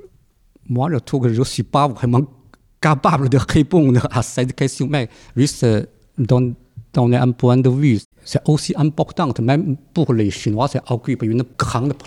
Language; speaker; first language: French; non-native, fluent; Chinese